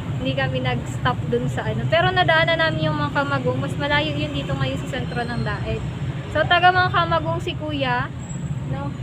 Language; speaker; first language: Filipino; non-native, local second language; Bikol